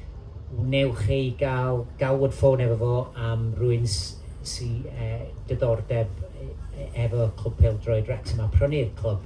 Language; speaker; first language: Welsh; non-native, local second language; English